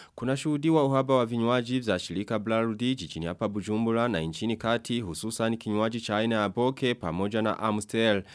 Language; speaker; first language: Swahili; non-native, local second language; Rundi